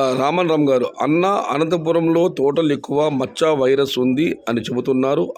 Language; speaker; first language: Telugu; non-native, local second language; Kannada